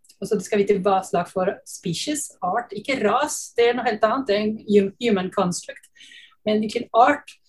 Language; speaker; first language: Norwegian; non-native, fluent; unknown